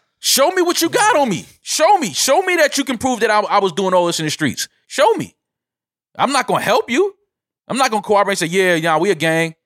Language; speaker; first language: English; native; English